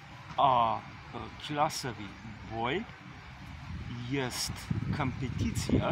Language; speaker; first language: Russian; non-native, learner; Slovenian